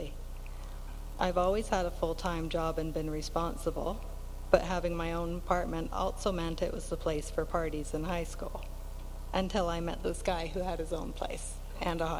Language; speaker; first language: English; native; English